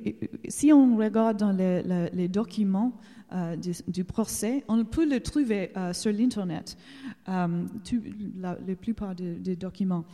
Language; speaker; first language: French; non-native, learner; English